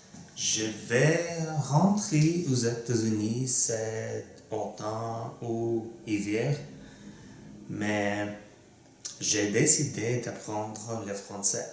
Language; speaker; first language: French; non-native, learner; Russian